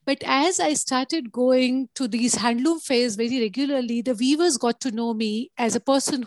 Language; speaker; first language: English; non-native, local second language; Gujarati